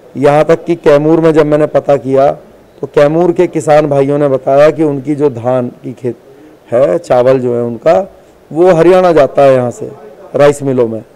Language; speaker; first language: Hindi; native; Hindi